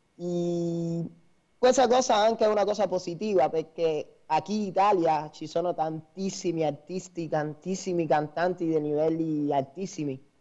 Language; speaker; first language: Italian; non-native, fluent; Spanish